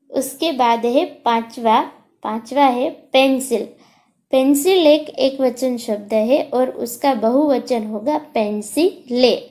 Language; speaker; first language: Hindi; non-native, local second language; Gujarati